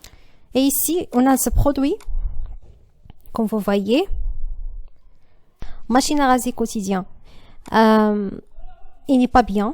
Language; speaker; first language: French; non-native, learner; Arabic